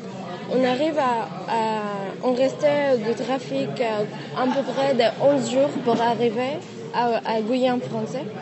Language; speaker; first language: French; non-native, learner; Arabic